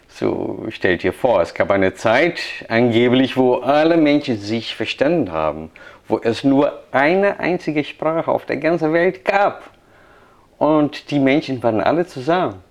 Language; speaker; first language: German; non-native, fluent; Portuguese